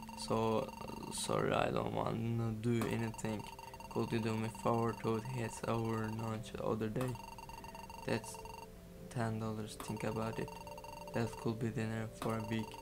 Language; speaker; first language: English; non-native, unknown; Turkish